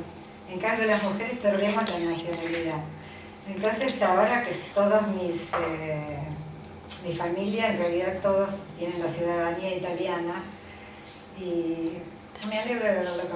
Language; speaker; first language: Spanish; early bilingual, other home language; Italian